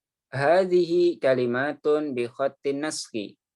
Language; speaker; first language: Arabic; non-native, fluent; Indonesian